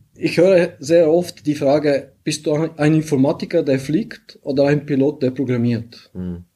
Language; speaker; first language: German; non-native, fluent; Bulgarian